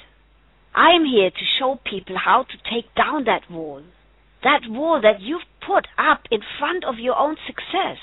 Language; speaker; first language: English; non-native, fluent; German